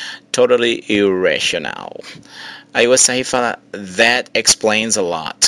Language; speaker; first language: English; non-native, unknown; Portuguese